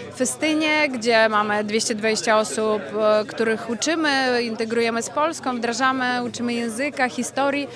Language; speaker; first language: Polish; non-native, fluent; Ukrainian